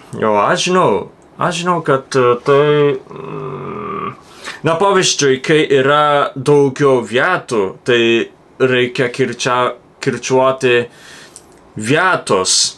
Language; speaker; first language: Lithuanian; non-native, learner; Japanese